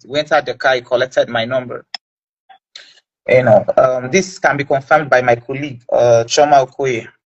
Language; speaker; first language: English; non-native, local second language; Igbo